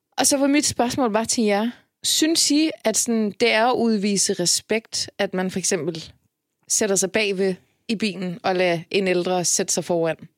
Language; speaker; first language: Danish; early bilingual, other home language; Turkish